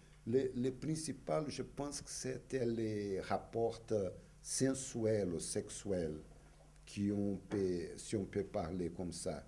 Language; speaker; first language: French; non-native, fluent; Portuguese